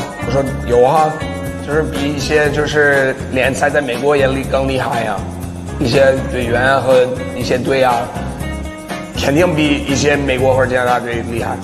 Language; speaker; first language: Chinese; early bilingual, other home language; English